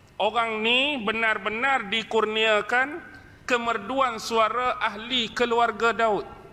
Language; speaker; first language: Malay; native; Malay